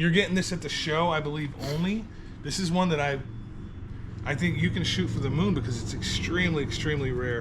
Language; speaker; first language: English; native; English